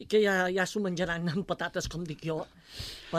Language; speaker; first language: Catalan; non-native, learner; Spanish